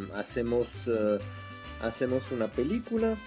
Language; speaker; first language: Spanish; non-native, learner; French